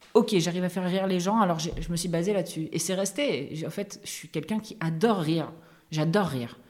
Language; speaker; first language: French; native; French